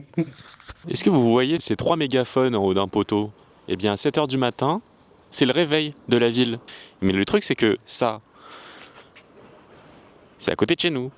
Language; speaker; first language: French; native; French